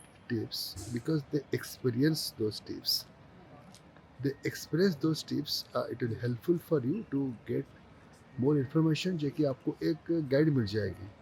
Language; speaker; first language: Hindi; non-native, local second language; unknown